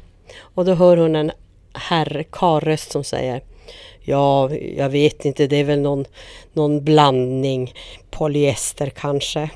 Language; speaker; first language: Swedish; native; Swedish